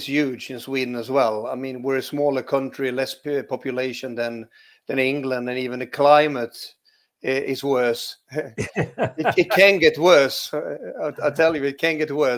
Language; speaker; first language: English; non-native, fluent; Swedish